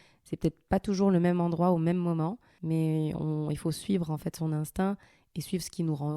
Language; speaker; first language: French; early bilingual, other home language; Arabic